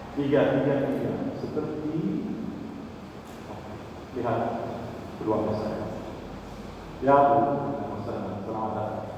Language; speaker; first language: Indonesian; non-native, learner; Arabic